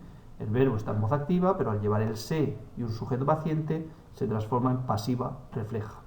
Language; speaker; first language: Spanish; native; Spanish